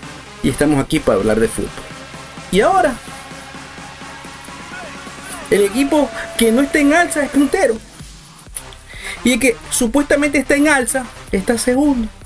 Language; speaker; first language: Spanish; native; Spanish